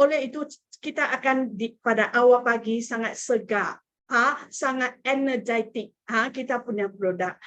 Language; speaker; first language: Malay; non-native, local second language; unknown